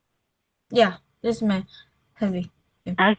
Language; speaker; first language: English; non-native, learner; Vietnamese